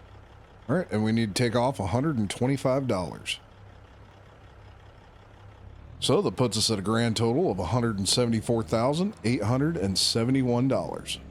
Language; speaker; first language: English; native; English